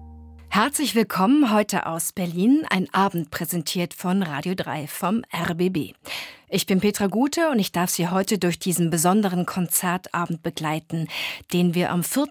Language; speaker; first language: German; native; German